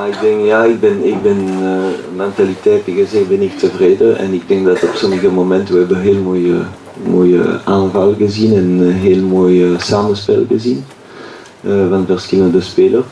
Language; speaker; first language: Dutch; non-native, local second language; French